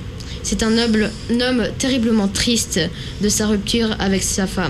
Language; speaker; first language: French; native; French